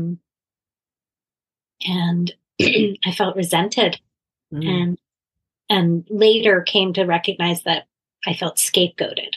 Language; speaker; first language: English; native; English